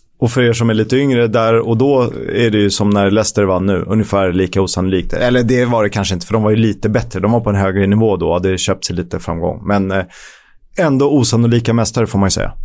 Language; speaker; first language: Swedish; native; Swedish